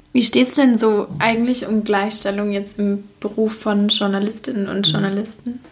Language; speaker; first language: German; native; German